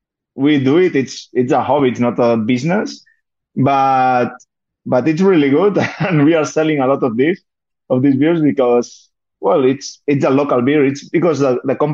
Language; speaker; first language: English; non-native, fluent; Spanish